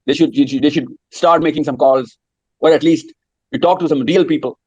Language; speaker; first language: English; non-native, local second language; Urdu